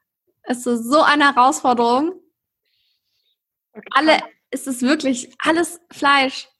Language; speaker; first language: German; native; German